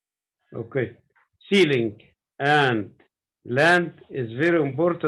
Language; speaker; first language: English; non-native, learner; Arabic